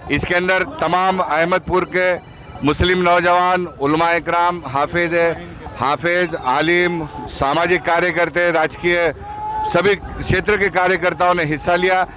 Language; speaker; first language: Hindi; non-native, local second language; Urdu